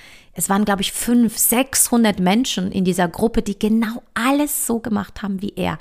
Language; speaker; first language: German; early bilingual, other home language; Polish